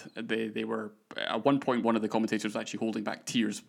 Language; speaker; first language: English; native; English